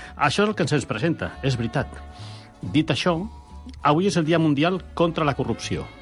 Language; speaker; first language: Catalan; non-native, local second language; Spanish